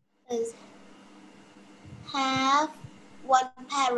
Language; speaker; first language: English; non-native, learner; Vietnamese